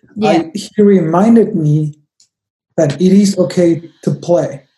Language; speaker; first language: English; non-native, fluent; Spanish